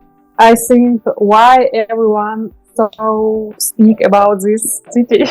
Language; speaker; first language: English; non-native, learner; Russian